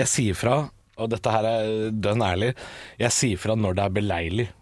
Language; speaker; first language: Norwegian; native; Norwegian